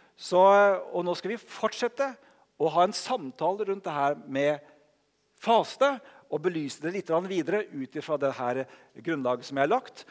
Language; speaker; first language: Norwegian; native; Norwegian